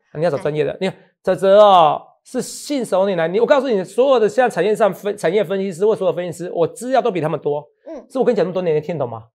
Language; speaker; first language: Chinese; native; Chinese